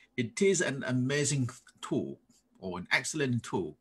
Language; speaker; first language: English; non-native, fluent; Thai